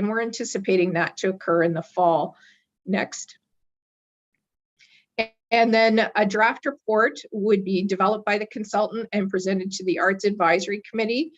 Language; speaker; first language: English; native; English